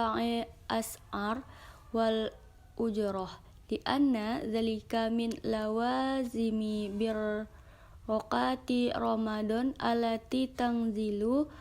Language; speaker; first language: Arabic; non-native, learner; Indonesian